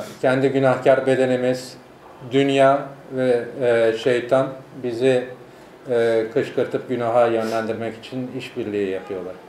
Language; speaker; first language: Turkish; native; Turkish